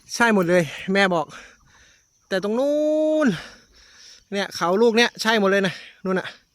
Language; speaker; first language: Thai; non-native, local second language; S'gaw Karen